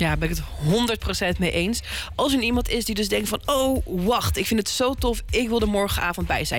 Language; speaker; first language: Dutch; native; Dutch